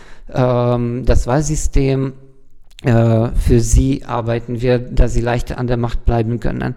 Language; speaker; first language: German; non-native, fluent; Hungarian